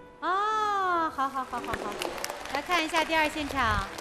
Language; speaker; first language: Chinese; native; Chinese